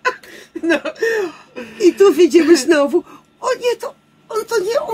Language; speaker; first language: Polish; non-native, learner; Dutch